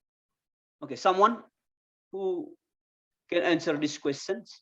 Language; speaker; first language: English; non-native, fluent; Indonesian